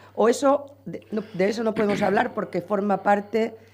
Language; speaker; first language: Spanish; non-native, local second language; Catalan